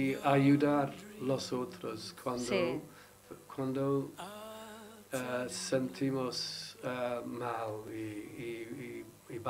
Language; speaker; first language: Spanish; non-native, learner; English